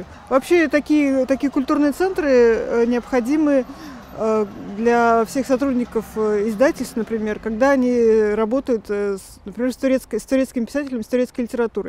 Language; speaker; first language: Russian; native; Russian